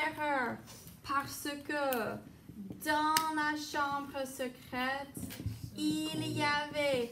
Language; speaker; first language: French; non-native, fluent; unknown